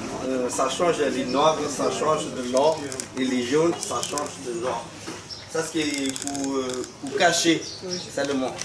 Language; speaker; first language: French; non-native, learner; Burmese